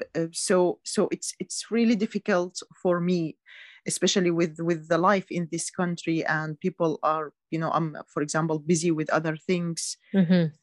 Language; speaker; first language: English; non-native, learner; Arabic